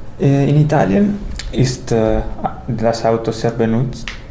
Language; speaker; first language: German; non-native, learner; Italian